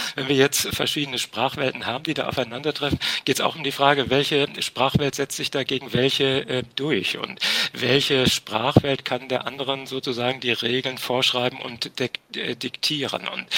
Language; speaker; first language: German; native; German